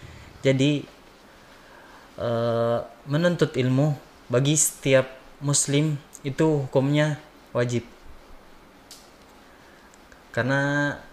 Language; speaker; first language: Indonesian; native; Indonesian